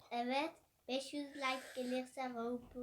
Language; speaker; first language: Turkish; early bilingual, heritage; Dutch